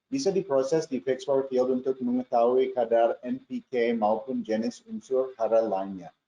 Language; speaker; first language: Indonesian; non-native, fluent; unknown